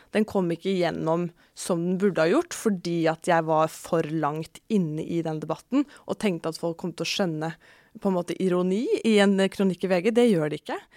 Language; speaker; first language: Norwegian; native; Norwegian